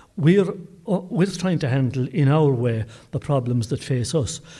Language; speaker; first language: English; native; English